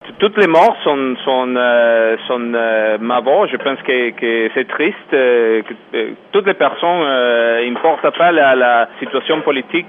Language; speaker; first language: French; non-native, learner; Spanish